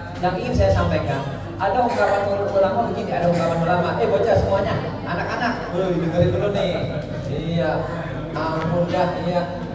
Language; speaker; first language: Indonesian; non-native, local second language; Javanese